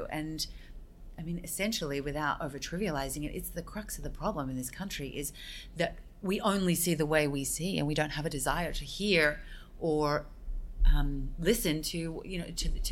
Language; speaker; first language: English; native; English